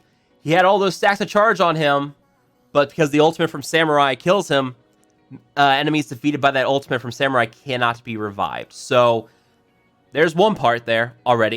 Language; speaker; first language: English; native; English